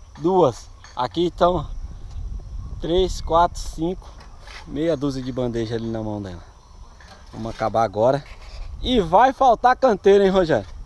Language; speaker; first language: Portuguese; native; Portuguese